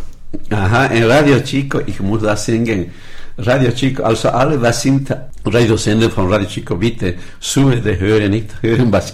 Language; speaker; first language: German; non-native, learner; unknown